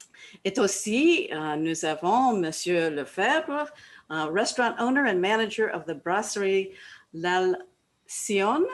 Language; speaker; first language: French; non-native, learner; English